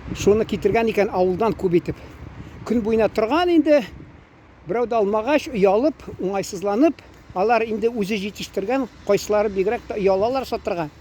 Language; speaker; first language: Tatar; native; Tatar